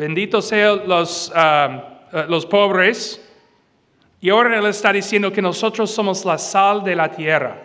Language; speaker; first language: Spanish; non-native, fluent; English